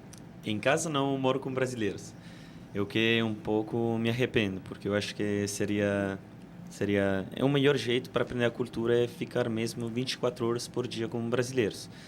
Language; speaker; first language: Portuguese; non-native, fluent; Italian